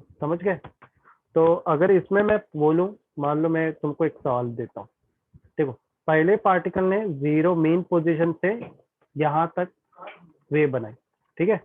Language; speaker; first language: Hindi; native; Hindi